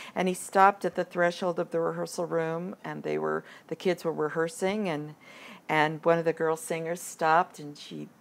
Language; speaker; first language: English; native; English